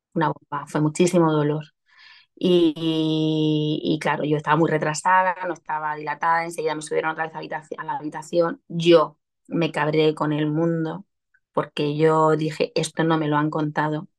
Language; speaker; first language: Spanish; native; Spanish